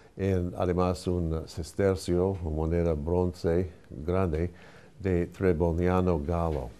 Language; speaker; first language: Spanish; non-native, fluent; English